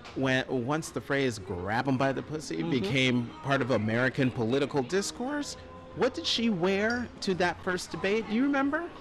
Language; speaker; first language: English; native; English